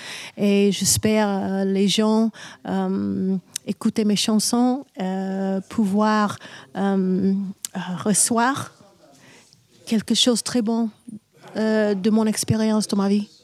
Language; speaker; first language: French; non-native, learner; English